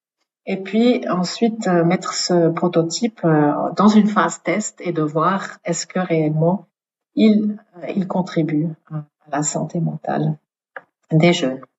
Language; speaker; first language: French; native; French